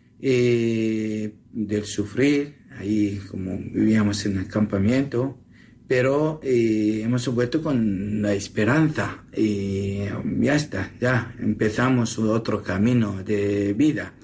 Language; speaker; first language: Spanish; non-native, learner; Assyrian Neo-Aramaic